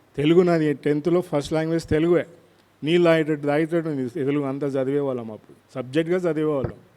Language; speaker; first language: Telugu; non-native, local second language; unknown